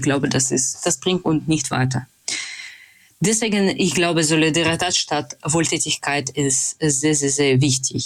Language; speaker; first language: German; non-native, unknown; Russian